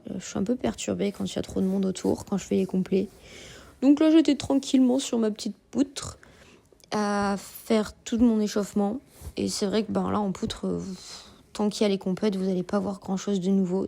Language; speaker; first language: French; native; French